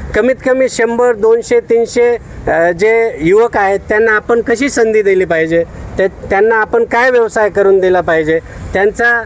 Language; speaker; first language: Marathi; non-native, local second language; Lambadi